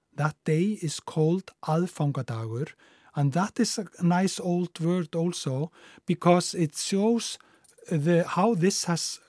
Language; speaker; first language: English; non-native, fluent; Icelandic